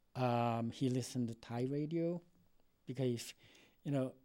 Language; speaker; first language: English; non-native, fluent; Khmer